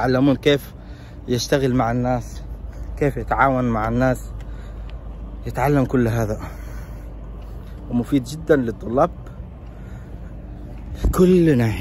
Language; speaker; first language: Arabic; non-native, local second language; Somali